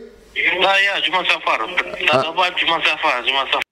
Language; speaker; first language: Russian; non-native, local second language; Turkmen